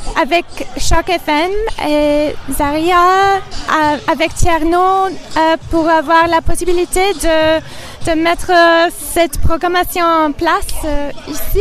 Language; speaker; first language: French; non-native, local second language; English